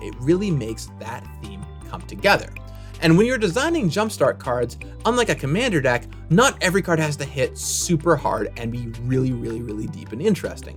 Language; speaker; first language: English; native; English